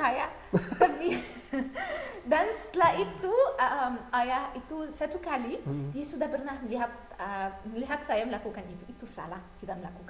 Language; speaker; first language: Indonesian; non-native, learner; Arabic